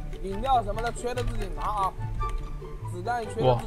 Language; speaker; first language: Chinese; native; Chinese